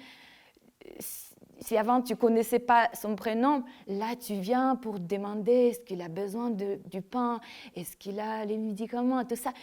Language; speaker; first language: French; non-native, fluent; Ukrainian